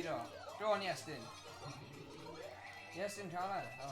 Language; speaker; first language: Welsh; native; Welsh